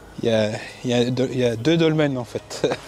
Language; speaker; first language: French; native; French